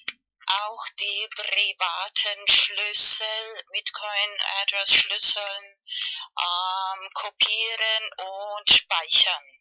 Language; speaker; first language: German; non-native, fluent; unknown